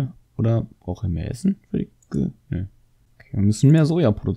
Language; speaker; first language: German; native; German